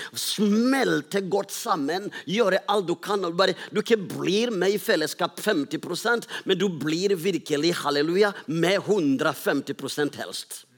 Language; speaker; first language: Norwegian; non-native, fluent; Rundi